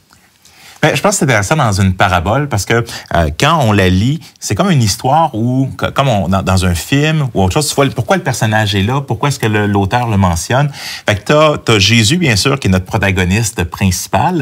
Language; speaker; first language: French; native; French